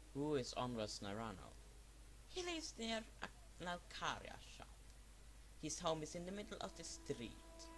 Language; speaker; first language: English; non-native, fluent; Swedish